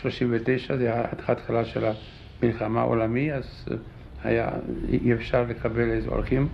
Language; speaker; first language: Hebrew; non-native, fluent; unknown